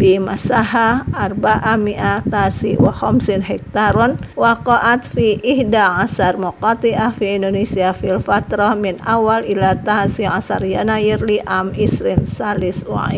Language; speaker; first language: Arabic; non-native, fluent; Indonesian